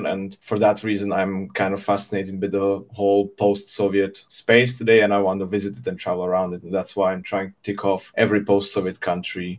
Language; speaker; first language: English; non-native, fluent; Czech